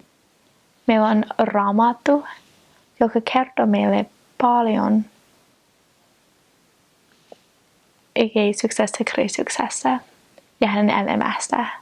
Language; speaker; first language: Finnish; non-native, fluent; English